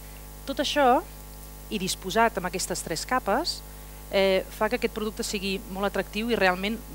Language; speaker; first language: Catalan; native; Catalan